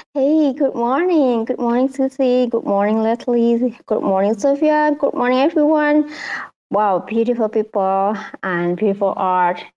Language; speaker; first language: English; non-native, learner; Indonesian